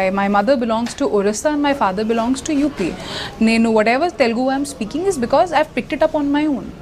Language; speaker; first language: Telugu; non-native, local second language; Hindi